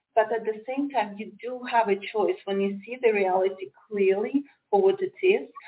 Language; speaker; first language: English; non-native, fluent; Romanian